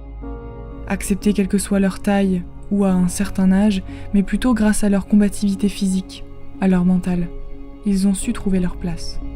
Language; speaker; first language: French; native; French